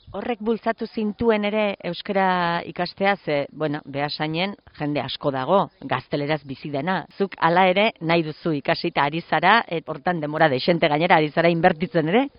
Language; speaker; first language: Basque; native; Basque